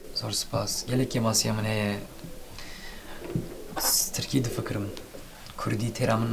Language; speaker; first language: Kurdish; non-native, local second language; Turkish